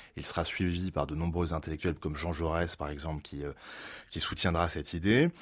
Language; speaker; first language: French; native; French